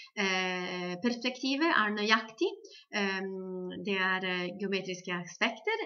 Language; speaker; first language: Norwegian; non-native, fluent; Italian